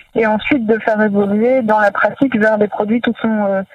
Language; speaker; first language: French; native; French